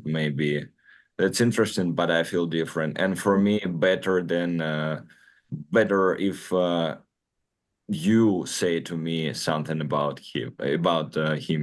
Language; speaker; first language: English; non-native, learner; Russian